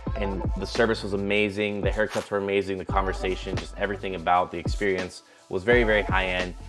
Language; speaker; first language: English; native; English